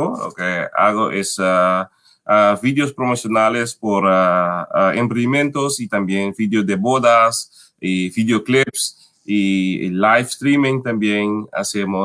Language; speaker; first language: Spanish; non-native, fluent; Papiamento